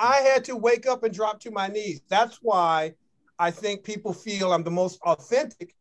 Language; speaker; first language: English; native; English